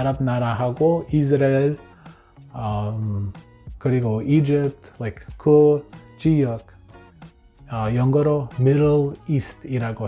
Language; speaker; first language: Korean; non-native, learner; English